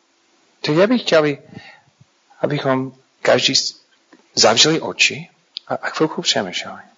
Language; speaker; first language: Czech; non-native, fluent; English